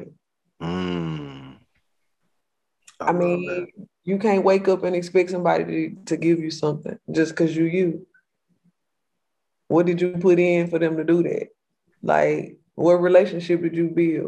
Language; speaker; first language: English; native; English